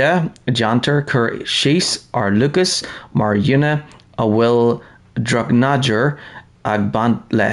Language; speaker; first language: Irish; non-native, learner; English